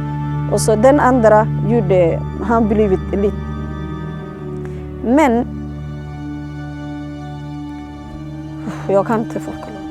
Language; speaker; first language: Swedish; non-native, learner; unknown